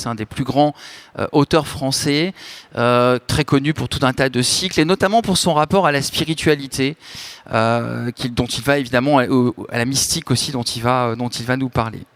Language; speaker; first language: French; native; French